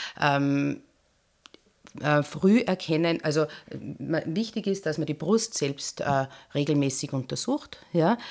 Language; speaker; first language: German; native; German